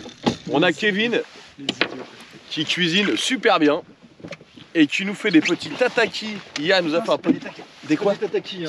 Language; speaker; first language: French; native; French